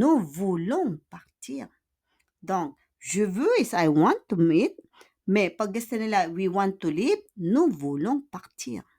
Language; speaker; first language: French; non-native, fluent; Filipino